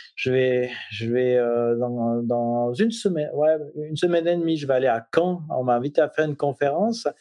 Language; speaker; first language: French; native; French